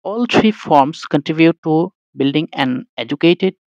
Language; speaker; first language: English; non-native, local second language; Assamese